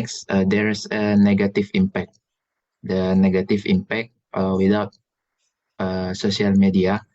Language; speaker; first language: English; non-native, learner; Indonesian